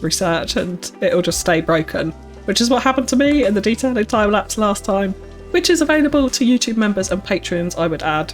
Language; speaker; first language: English; native; English